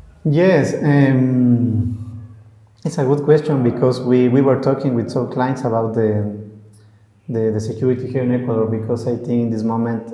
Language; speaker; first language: English; non-native, learner; Spanish